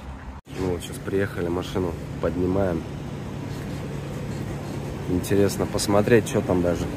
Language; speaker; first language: Russian; native; Russian